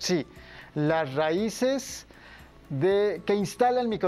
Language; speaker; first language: Spanish; native; Spanish